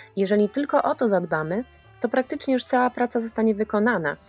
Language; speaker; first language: Polish; native; Polish